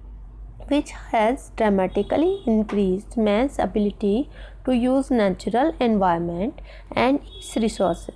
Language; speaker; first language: English; non-native, local second language; Hindi